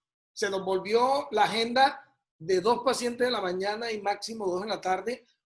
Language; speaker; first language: Spanish; native; Spanish